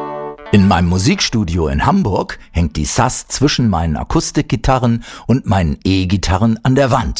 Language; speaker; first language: German; native; German